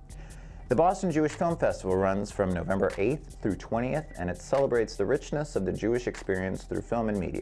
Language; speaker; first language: English; native; English